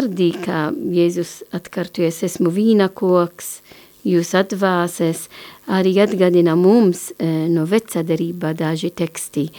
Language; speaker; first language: Latvian; non-native, learner; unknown